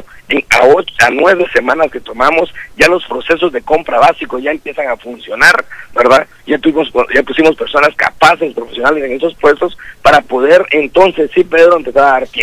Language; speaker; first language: Spanish; native; Spanish